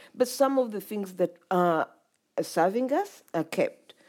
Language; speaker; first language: English; non-native, local second language; Ganda